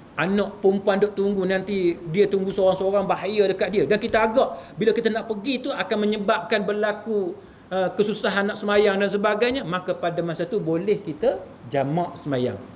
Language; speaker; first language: Malay; native; Malay